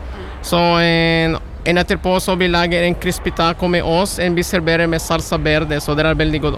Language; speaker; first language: Norwegian; non-native, learner; Spanish